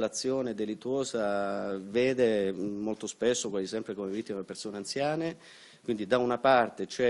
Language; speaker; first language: Italian; native; Italian